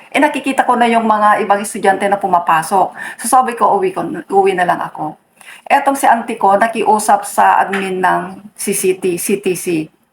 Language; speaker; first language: Filipino; non-native, local second language; Iloko